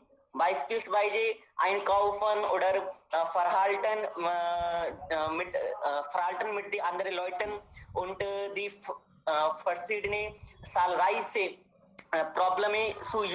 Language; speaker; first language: German; non-native, learner; Hindi